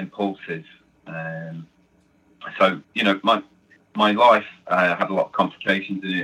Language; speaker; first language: English; native; English